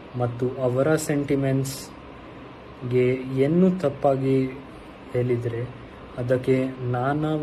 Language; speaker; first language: Kannada; non-native, learner; Hindi